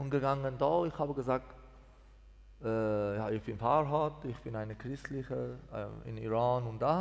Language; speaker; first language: German; non-native, learner; Persian